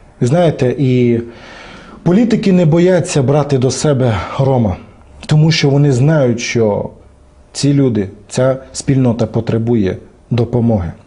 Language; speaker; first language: Ukrainian; non-native, local second language; Romany